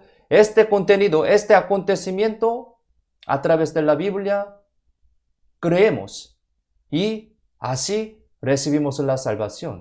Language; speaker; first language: Spanish; non-native, fluent; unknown